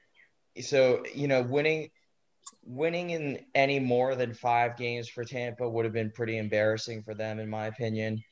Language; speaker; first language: English; native; English